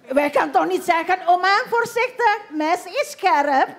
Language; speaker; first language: Dutch; non-native, fluent; Indonesian